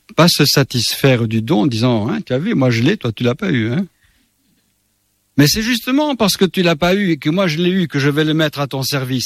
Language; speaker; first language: French; native; French